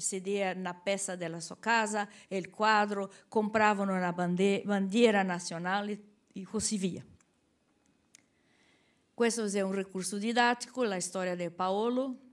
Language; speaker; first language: Italian; non-native, learner; Portuguese